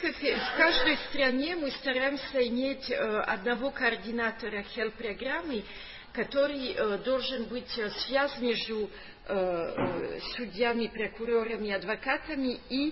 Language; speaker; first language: Russian; non-native, fluent; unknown